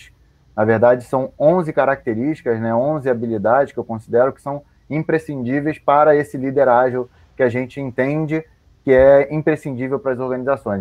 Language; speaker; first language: Portuguese; native; Portuguese